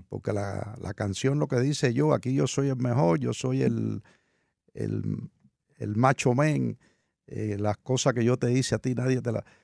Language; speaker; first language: Spanish; native; Spanish